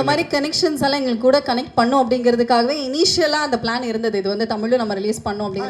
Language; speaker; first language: Tamil; native; Tamil